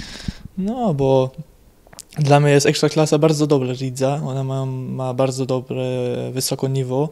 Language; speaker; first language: Polish; early bilingual, heritage; Polish